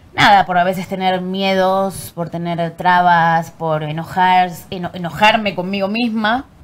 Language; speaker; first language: Spanish; native; Spanish